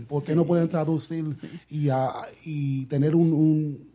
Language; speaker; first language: Spanish; early bilingual, heritage; Spanish